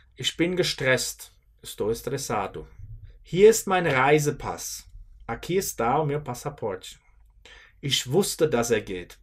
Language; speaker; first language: Portuguese; non-native, fluent; German